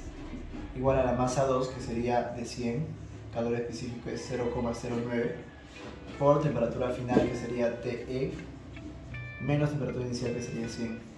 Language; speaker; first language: Spanish; native; Spanish